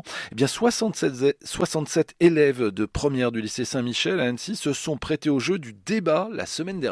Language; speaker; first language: French; native; French